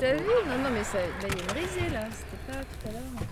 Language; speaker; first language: French; native; French